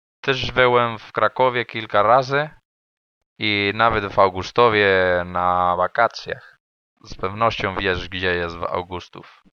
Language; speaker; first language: Polish; non-native, learner; Spanish